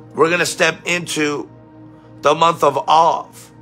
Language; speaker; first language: English; native; English